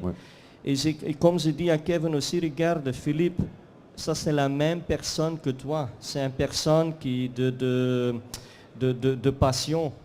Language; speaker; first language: French; non-native, fluent; Dutch